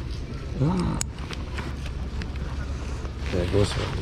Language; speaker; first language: English; non-native, local second language; Chinese